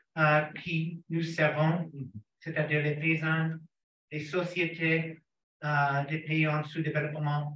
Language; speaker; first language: French; non-native, fluent; English